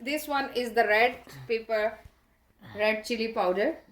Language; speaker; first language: English; non-native, learner; Hindi